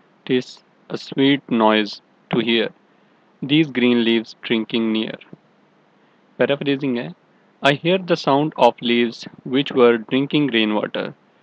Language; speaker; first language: English; non-native, local second language; Urdu